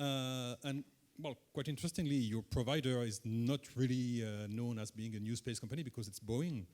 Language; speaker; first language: English; non-native, fluent; French